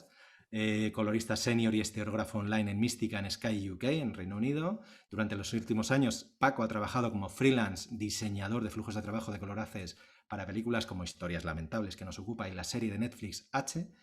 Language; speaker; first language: Spanish; native; Spanish